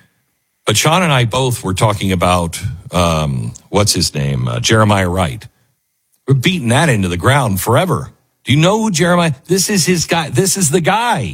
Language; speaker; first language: English; native; English